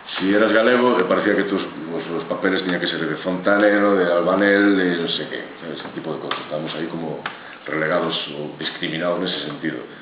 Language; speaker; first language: Galician; native; Galician